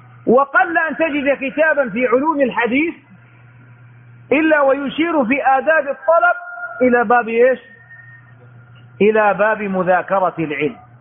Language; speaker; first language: Arabic; native; Arabic